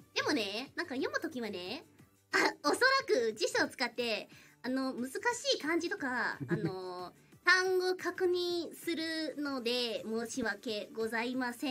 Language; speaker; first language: Japanese; non-native, learner; English